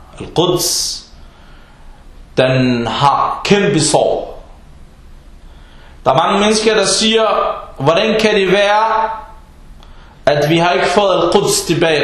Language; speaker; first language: Danish; non-native, fluent; Arabic